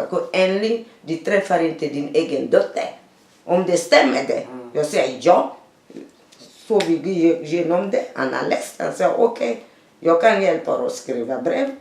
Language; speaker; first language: Swedish; non-native, learner; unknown